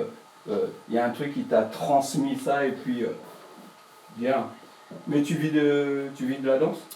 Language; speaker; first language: French; native; French